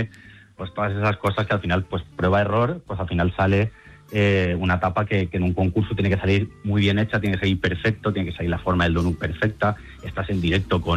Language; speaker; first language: Spanish; native; Spanish